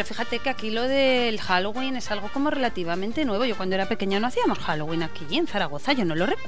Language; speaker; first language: Spanish; native; Spanish